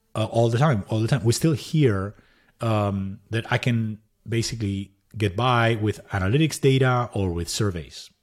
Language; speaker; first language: English; non-native, fluent; Spanish